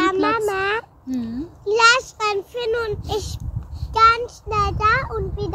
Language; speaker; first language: German; early bilingual, other home language; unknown